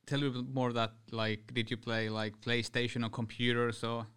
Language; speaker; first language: English; non-native, fluent; Finnish